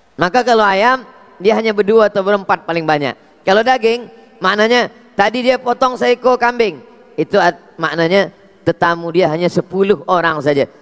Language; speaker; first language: Indonesian; native; Indonesian